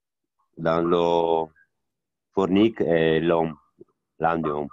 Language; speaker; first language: French; non-native, learner; Romanian